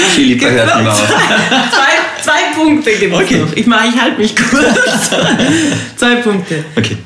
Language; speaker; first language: German; native; German